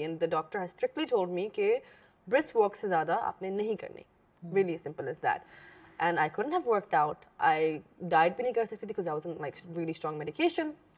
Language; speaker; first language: Urdu; early bilingual, heritage; Hindi